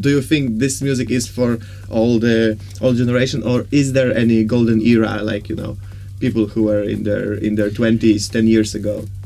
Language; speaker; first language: English; non-native, fluent; Polish